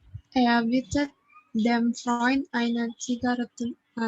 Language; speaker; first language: German; non-native, learner; Indonesian